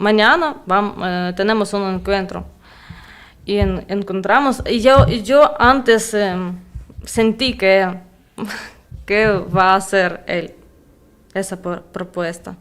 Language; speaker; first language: Spanish; non-native, learner; Russian